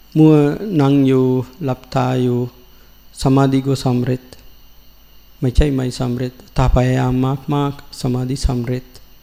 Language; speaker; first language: Thai; non-native, learner; Sinhala